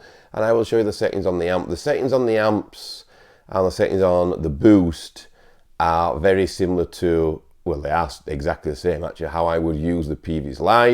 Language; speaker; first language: English; native; English